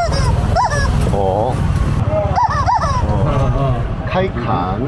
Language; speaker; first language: Thai; non-native, learner; Korean